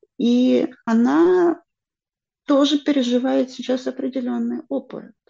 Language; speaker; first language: Russian; non-native, local second language; Ukrainian